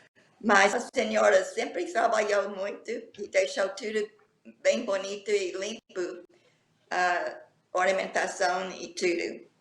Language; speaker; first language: Portuguese; non-native, fluent; English